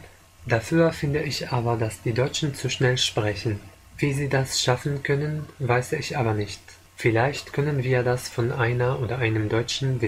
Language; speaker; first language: German; non-native, fluent; Arabic